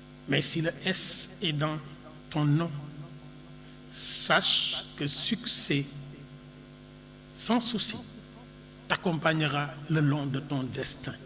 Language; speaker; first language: French; non-native, local second language; Wolof